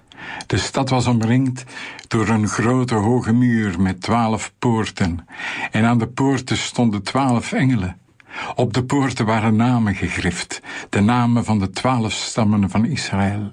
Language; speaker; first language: Dutch; native; Dutch